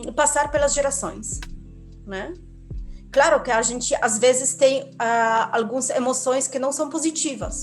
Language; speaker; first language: Portuguese; non-native, fluent; Polish